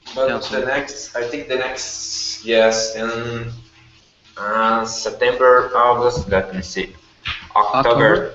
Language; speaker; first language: English; non-native, learner; Portuguese